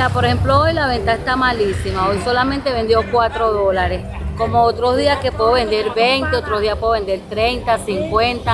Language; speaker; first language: Spanish; native; Spanish